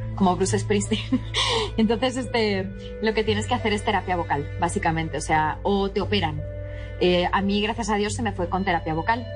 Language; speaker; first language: Spanish; native; Spanish